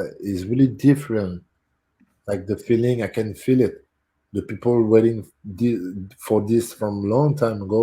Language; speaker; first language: English; non-native, fluent; French